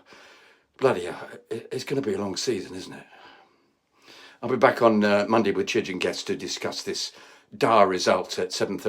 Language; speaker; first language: English; native; English